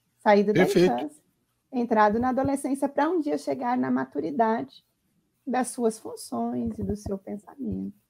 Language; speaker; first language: Portuguese; native; Portuguese